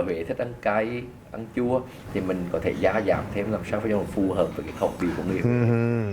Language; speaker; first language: Vietnamese; native; Vietnamese